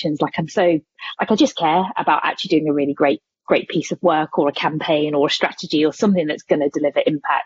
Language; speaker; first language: English; native; English